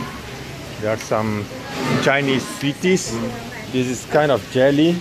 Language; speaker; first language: English; non-native, fluent; Portuguese